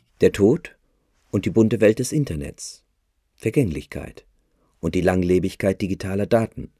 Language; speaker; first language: German; native; German